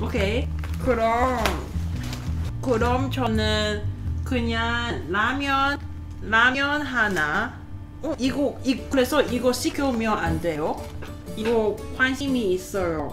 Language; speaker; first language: Korean; non-native, learner; Cantonese